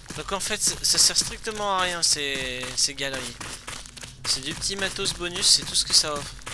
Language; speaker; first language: French; native; French